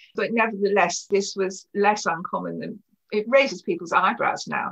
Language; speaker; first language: English; native; English